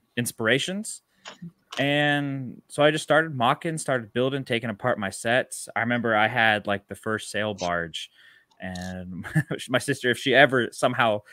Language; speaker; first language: English; native; English